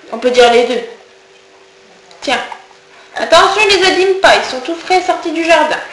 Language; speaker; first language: French; native; French